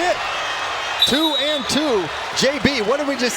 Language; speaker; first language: English; native; English